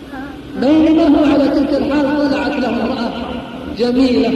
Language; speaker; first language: Arabic; native; Arabic